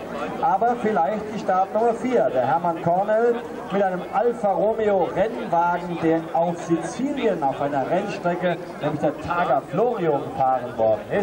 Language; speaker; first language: German; native; German